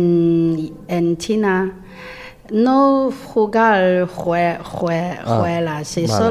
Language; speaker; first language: Spanish; non-native, learner; Chinese